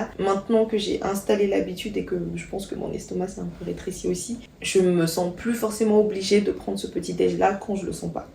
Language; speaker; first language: French; non-native, local second language; Malagasy